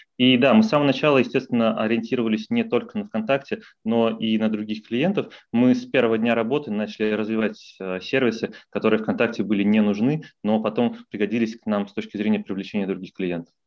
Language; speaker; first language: Russian; native; Russian